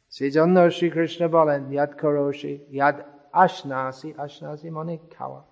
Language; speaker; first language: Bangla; non-native, fluent; English